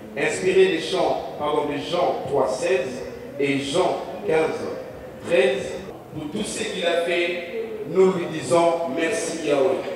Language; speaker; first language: French; non-native, local second language; Lingala